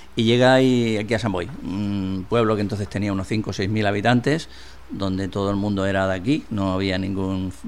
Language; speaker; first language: Spanish; native; Spanish